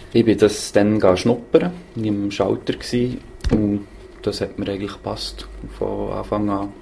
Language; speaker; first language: German; native; German